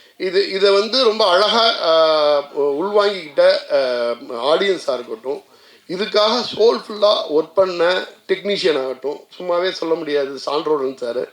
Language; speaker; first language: Tamil; native; Tamil